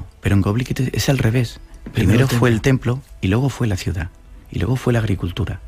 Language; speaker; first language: Spanish; native; Spanish